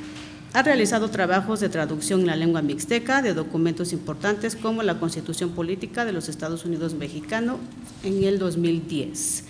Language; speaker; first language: Spanish; non-native, local second language; Mixtepec Mixtec